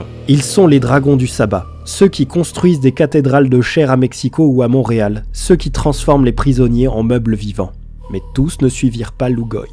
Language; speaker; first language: French; native; French